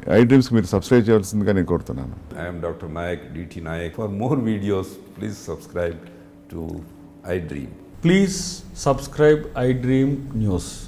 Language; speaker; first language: Telugu; native; Telugu